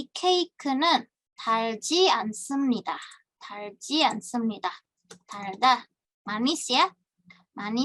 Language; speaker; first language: Korean; non-native, fluent; Indonesian